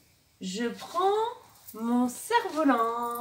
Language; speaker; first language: French; native; French